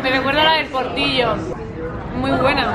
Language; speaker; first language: Spanish; native; Spanish